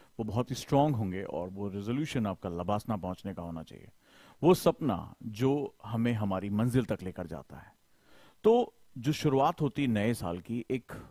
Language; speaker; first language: Hindi; native; Hindi